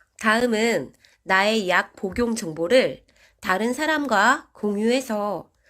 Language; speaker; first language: Korean; native; Korean